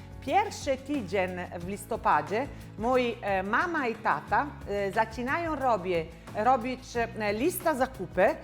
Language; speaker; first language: Polish; non-native, learner; Italian